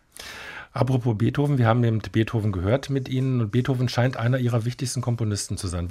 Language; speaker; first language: German; native; German